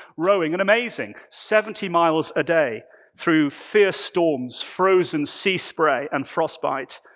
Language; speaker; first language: English; native; English